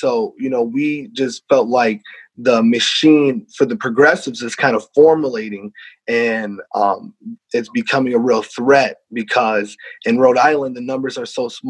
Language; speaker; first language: English; native; English